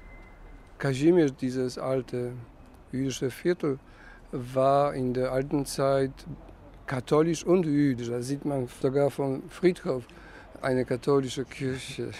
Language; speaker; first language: German; non-native, fluent; Polish